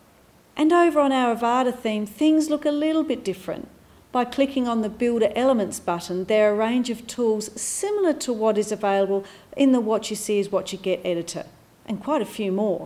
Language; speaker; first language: English; native; English